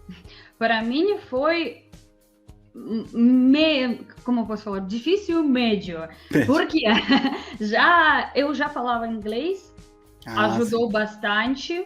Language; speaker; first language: Portuguese; non-native, fluent; Russian